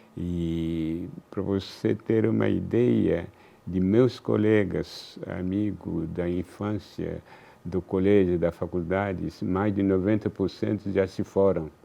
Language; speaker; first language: Portuguese; non-native, fluent; Luba-Lulua